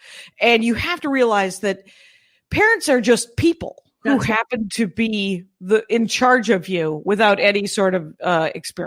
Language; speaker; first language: English; native; English